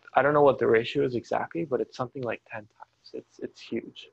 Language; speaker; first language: English; non-native, fluent; Spanish